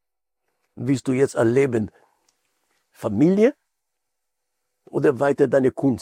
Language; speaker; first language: German; non-native, fluent; Hebrew